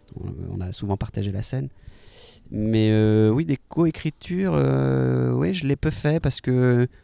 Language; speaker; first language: French; native; French